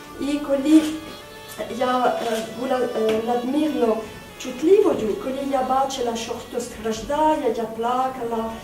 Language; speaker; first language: Ukrainian; non-native, fluent; French